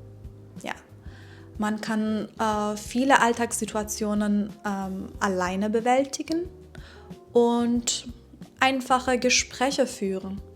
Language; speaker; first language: German; non-native, fluent; Persian